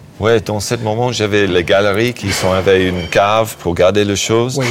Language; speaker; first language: French; non-native, learner; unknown